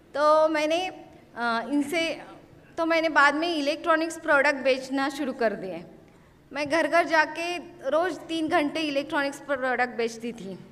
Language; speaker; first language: Hindi; non-native, local second language; Marathi